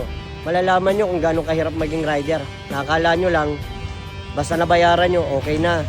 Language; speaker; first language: Filipino; native; Filipino